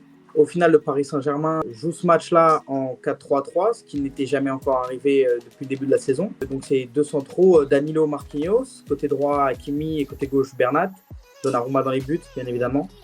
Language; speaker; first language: French; native; French